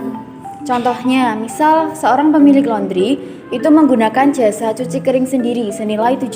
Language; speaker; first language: Indonesian; native; Indonesian